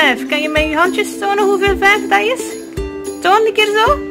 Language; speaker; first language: Dutch; non-native, fluent; Urdu